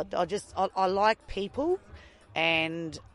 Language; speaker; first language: English; native; English